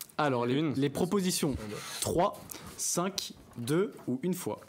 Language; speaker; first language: French; native; French